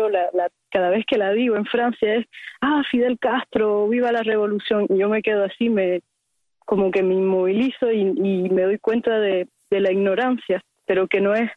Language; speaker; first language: Spanish; early bilingual, heritage; Spanish